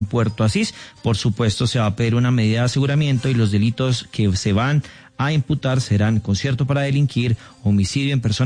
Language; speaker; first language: Spanish; native; Spanish